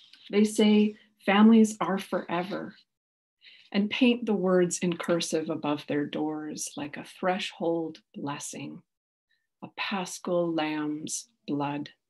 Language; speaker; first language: English; native; English